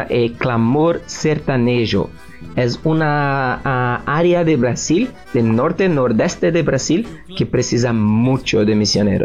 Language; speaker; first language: Spanish; non-native, learner; Portuguese